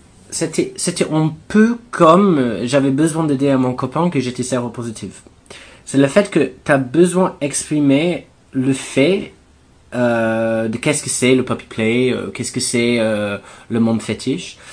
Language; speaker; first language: French; non-native, fluent; English